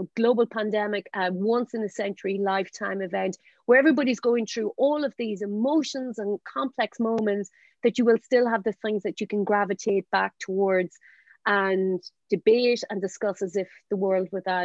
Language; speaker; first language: English; native; English